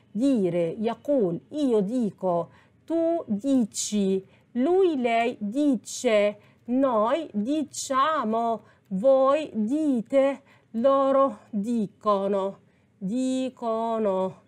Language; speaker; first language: Italian; non-native, fluent; Arabic